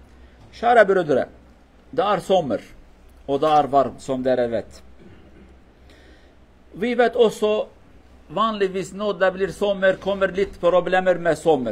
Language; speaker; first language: Norwegian; non-native, learner; Kurdish